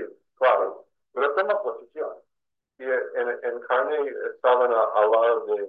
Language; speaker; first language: Spanish; non-native, fluent; English